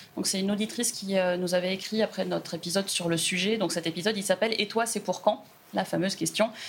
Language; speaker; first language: French; native; French